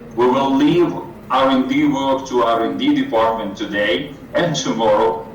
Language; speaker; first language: English; non-native, fluent; Ukrainian